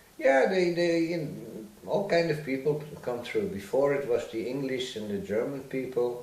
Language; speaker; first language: English; non-native, fluent; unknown